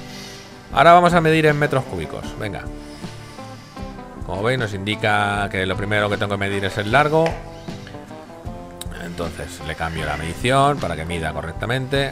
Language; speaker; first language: Spanish; native; Spanish